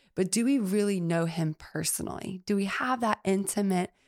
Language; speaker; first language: English; native; English